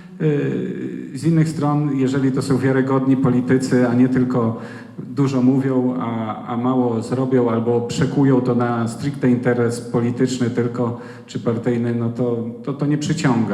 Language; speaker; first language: Polish; native; Polish